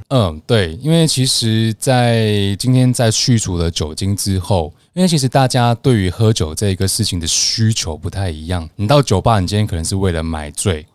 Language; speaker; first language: Chinese; native; Chinese